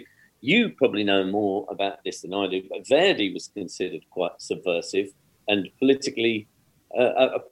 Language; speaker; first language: English; native; English